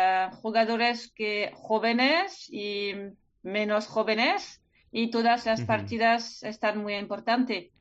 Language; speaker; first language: Spanish; non-native, learner; French